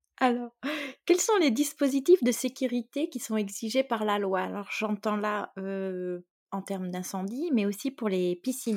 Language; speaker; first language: French; native; French